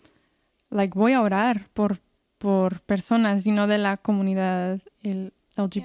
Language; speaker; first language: Spanish; early bilingual, heritage; Spanish